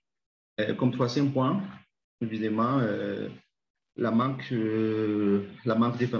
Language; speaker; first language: French; non-native, learner; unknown